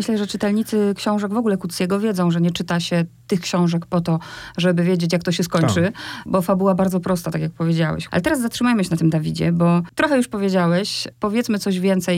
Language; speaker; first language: Polish; native; Polish